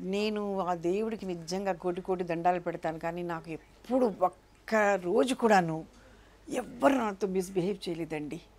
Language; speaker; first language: Telugu; non-native, local second language; Urdu